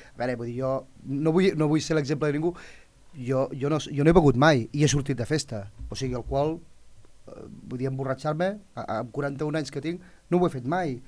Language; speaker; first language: Catalan; native; Catalan